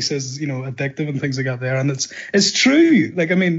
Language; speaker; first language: English; native; English